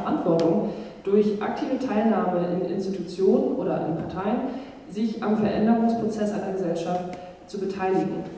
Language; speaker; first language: German; native; German